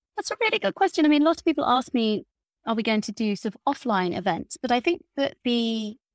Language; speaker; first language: English; native; English